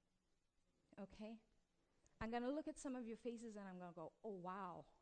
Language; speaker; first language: English; native; English